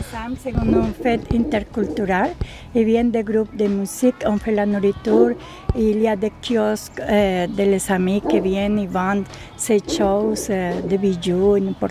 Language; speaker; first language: French; non-native, learner; Spanish